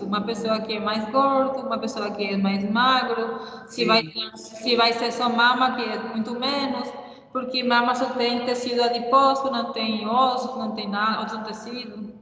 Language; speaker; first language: Portuguese; non-native, fluent; Spanish